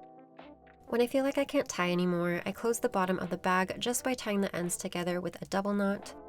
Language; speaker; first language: English; native; English